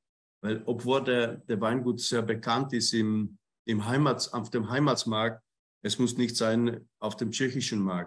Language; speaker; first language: German; non-native, fluent; Czech